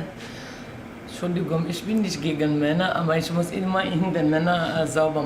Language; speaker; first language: German; non-native, learner; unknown